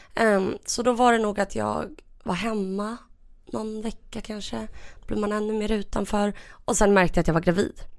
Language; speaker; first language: Swedish; early bilingual, other home language; Russian